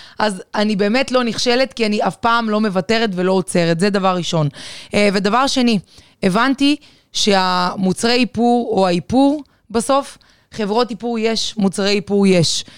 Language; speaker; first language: Hebrew; non-native, fluent; Russian